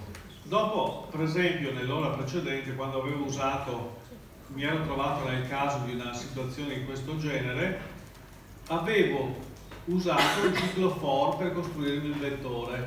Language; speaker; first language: Italian; native; Italian